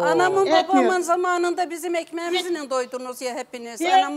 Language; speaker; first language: Turkish; native; Turkish